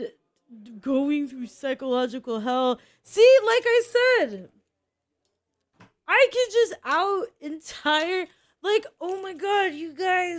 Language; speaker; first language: English; native; English